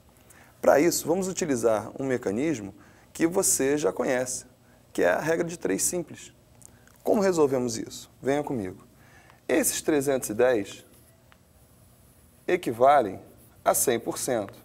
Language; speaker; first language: Portuguese; native; Portuguese